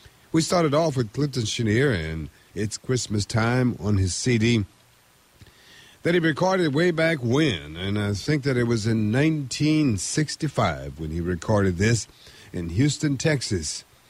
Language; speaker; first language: English; early bilingual, other home language; French